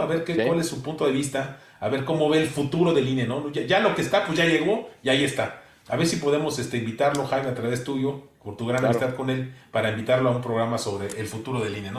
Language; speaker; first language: Spanish; native; Spanish